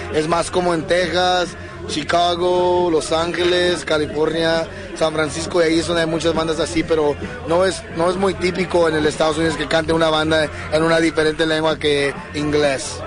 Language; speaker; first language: Spanish; early bilingual, heritage; English